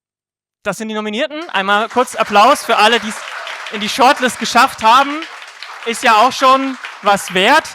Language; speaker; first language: German; native; German